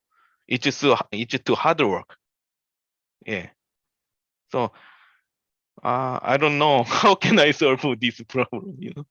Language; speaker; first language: English; non-native, learner; Korean